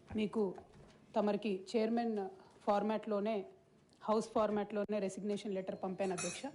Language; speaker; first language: Telugu; native; Telugu